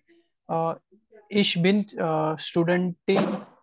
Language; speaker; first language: German; non-native, learner; Marathi